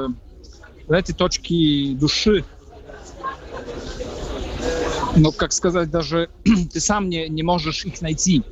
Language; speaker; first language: Russian; non-native, fluent; Polish